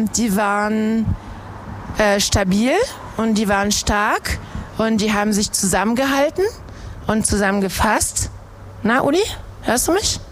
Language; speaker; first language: German; non-native, fluent; French